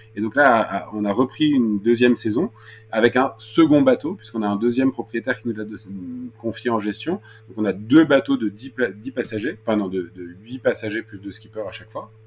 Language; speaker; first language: French; native; French